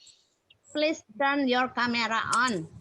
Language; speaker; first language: English; non-native, fluent; Indonesian